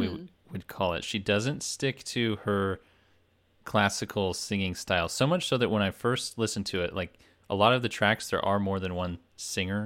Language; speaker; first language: English; native; English